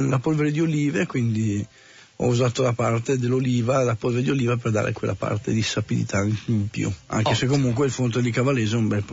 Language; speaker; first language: Italian; native; Italian